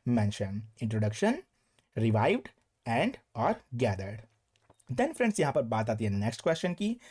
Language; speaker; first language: Hindi; non-native, local second language; Gujarati